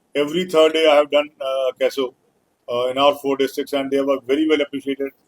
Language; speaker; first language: English; non-native, local second language; Punjabi